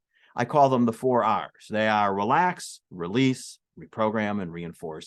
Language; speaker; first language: English; native; English